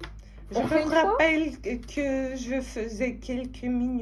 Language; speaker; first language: French; non-native, fluent; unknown